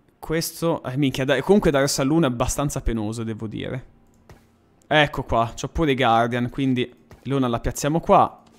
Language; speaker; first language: Italian; native; Italian